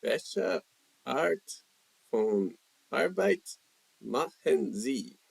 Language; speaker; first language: German; non-native, learner; English